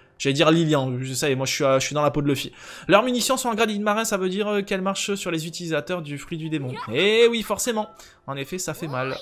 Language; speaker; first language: French; native; French